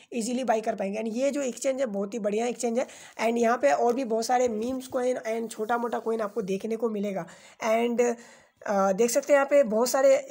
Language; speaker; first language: Hindi; native; Hindi